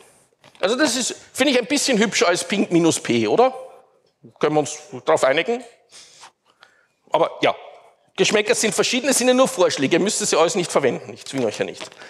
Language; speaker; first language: German; native; German